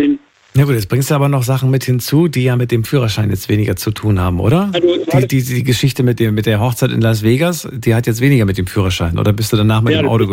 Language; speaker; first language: German; native; German